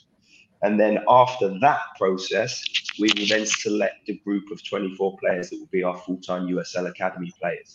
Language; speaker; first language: English; native; English